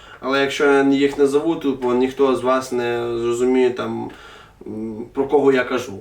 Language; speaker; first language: Ukrainian; non-native, local second language; Russian